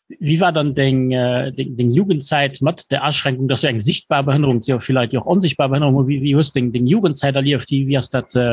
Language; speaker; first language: Luxembourgish; native; Luxembourgish